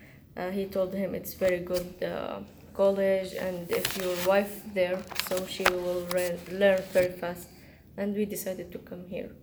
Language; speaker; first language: English; non-native, learner; Arabic